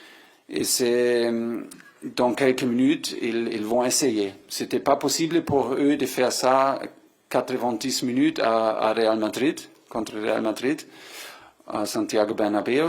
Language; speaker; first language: French; non-native, fluent; German